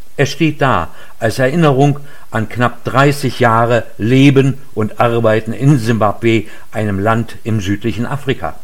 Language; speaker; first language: German; native; German